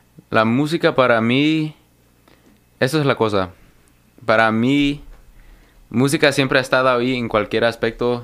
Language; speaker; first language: Spanish; early bilingual, heritage; Spanish